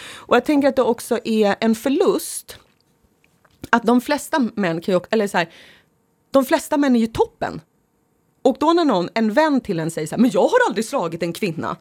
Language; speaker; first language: Swedish; early bilingual, other home language; Finnish